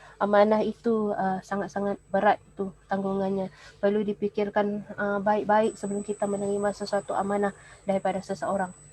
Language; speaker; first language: Malay; native; Malay